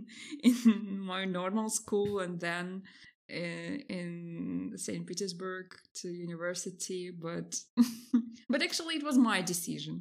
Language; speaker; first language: English; non-native, fluent; Russian